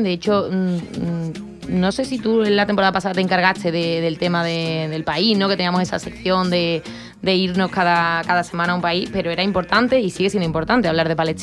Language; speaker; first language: Spanish; native; Spanish